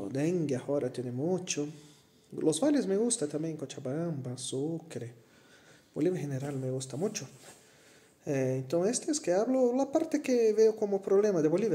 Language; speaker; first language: Spanish; non-native, fluent; Portuguese